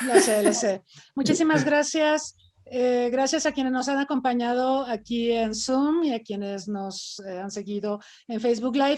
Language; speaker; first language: Spanish; native; Spanish